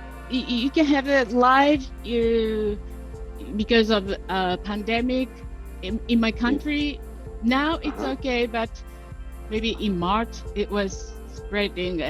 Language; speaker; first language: English; non-native, learner; Japanese